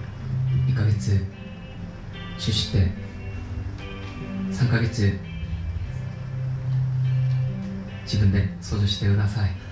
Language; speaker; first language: Japanese; non-native, learner; Korean